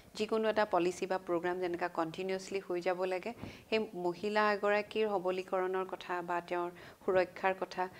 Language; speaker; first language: Assamese; native; Assamese